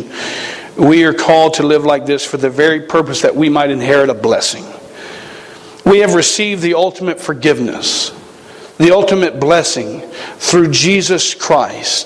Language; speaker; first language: English; native; English